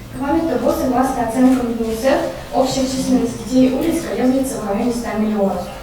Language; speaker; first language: Russian; native; Russian